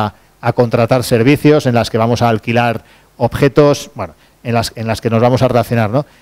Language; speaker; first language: Spanish; native; Spanish